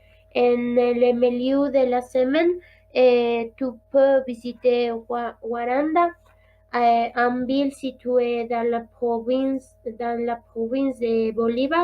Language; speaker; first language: French; non-native, learner; Spanish